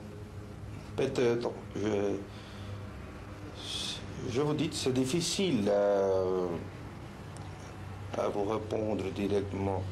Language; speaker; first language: French; non-native, learner; Spanish